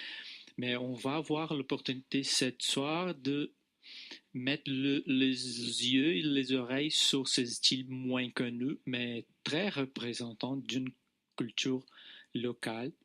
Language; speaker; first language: French; non-native, fluent; Portuguese